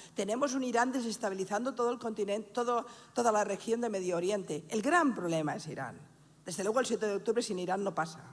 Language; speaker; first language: Spanish; non-native, local second language; Catalan